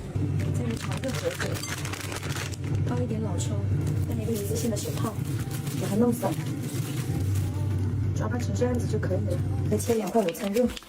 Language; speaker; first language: Chinese; native; Chinese